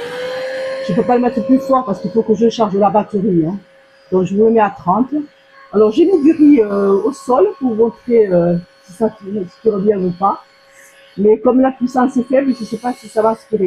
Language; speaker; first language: French; native; French